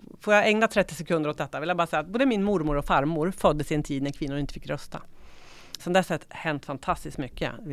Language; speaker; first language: Swedish; native; Swedish